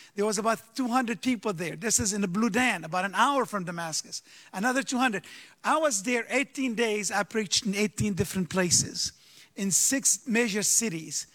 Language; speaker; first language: English; early bilingual, other home language; Arabic